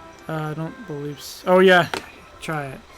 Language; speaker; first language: English; native; English